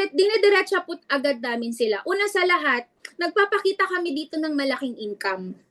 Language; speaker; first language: Filipino; non-native, local second language; Iloko